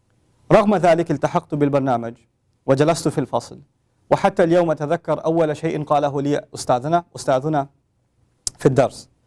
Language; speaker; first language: Arabic; non-native, fluent; Urdu